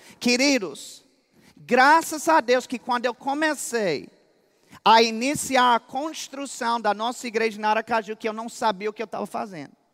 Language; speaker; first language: Portuguese; non-native, fluent; English